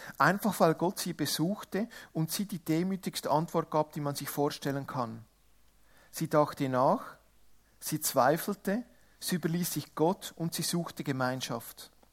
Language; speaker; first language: German; non-native, local second language; Italian